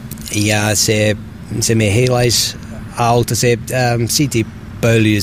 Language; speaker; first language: Finnish; non-native, learner; English